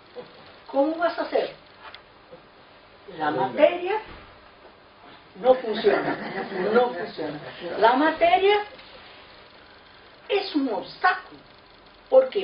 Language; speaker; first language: Spanish; non-native, fluent; Portuguese